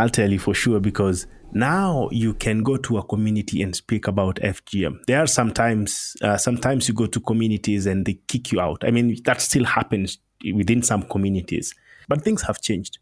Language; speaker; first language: English; non-native, local second language; Masai